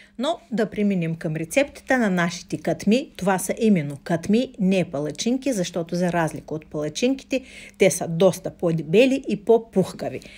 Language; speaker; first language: Bulgarian; non-native, fluent; Russian